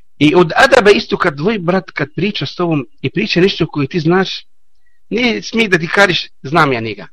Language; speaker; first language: Bosnian; non-native, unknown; Arabic